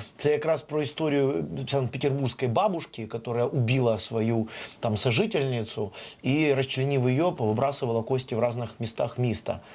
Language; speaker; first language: Ukrainian; non-native, local second language; Russian